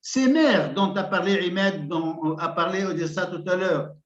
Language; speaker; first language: French; non-native, local second language; Arabic